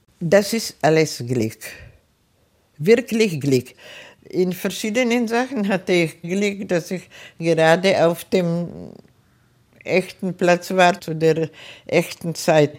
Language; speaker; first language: German; non-native, fluent; Czech